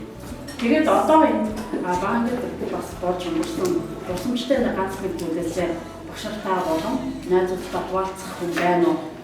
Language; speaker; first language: Mongolian; native; Mongolian